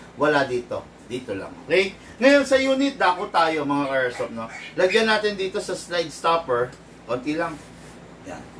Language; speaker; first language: Filipino; native; Filipino